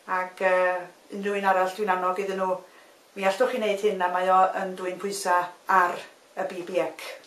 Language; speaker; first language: Welsh; native; Welsh